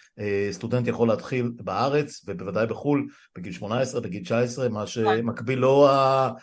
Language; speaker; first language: Hebrew; native; Hebrew